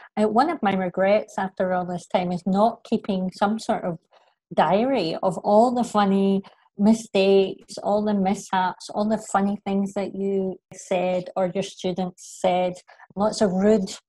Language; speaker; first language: English; native; English